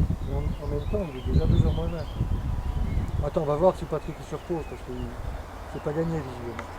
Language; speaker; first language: French; native; French